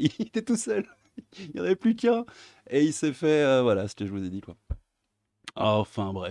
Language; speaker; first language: French; native; French